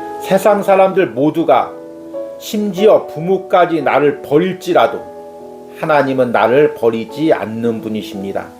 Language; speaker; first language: Korean; native; Korean